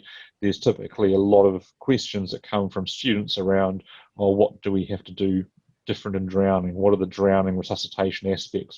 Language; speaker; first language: English; native; English